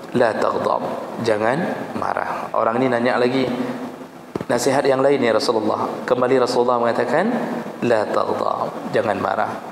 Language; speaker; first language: Malay; non-native, local second language; Achinese